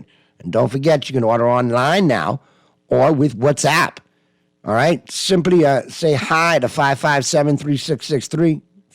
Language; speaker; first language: English; native; English